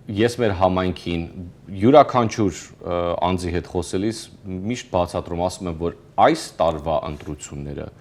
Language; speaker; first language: Armenian; early bilingual, heritage; Armenian